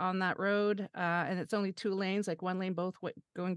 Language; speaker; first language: English; non-native, fluent; French